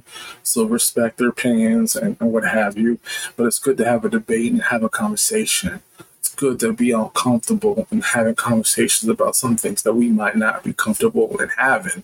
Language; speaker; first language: English; native; English